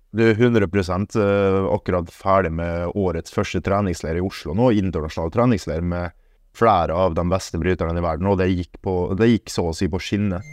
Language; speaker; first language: Norwegian; early bilingual, other home language; German